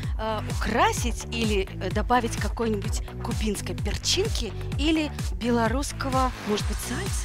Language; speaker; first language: Russian; native; Russian